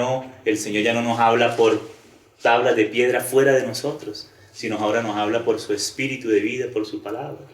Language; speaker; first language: Spanish; native; Spanish